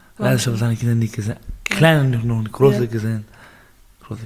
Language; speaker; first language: German; non-native, learner; Baluchi